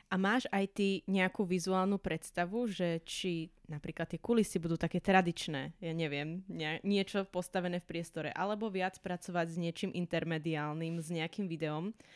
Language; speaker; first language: Slovak; native; Slovak